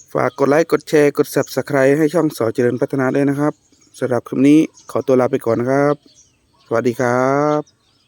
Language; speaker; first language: Thai; native; Thai